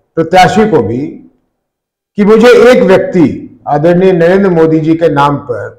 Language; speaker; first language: Hindi; native; Hindi